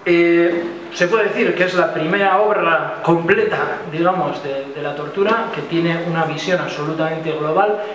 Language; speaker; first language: Spanish; non-native, local second language; Basque